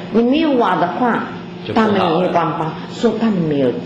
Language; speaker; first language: Chinese; non-native, learner; Filipino